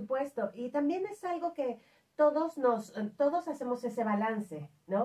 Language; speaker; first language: Spanish; native; Spanish